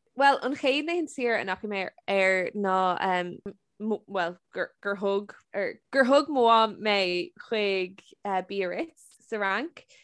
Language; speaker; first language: Irish; non-native, local second language; English